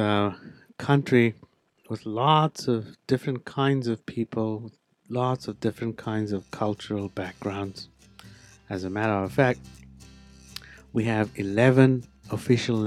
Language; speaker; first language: English; non-native, local second language; Afrikaans